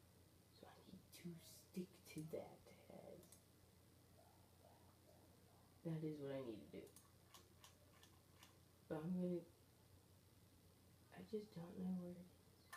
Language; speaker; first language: English; native; English